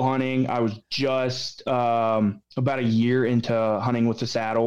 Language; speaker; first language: English; native; English